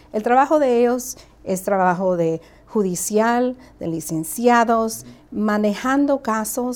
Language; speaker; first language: Spanish; early bilingual, heritage; Spanish